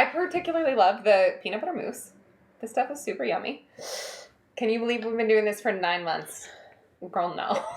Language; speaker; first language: English; native; English